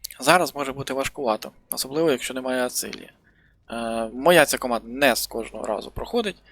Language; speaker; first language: Ukrainian; native; Ukrainian